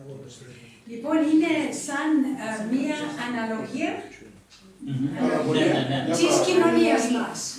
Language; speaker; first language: Greek; non-native, learner; English